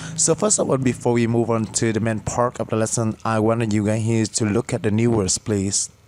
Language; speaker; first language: English; non-native, fluent; Vietnamese